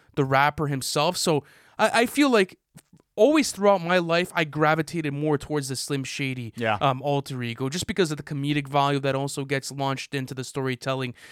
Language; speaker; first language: English; native; English